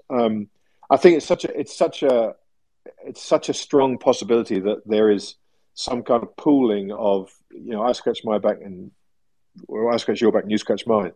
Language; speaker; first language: English; native; English